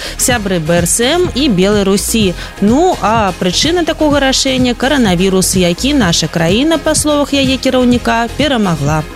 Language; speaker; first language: Belarusian; non-native, local second language; Russian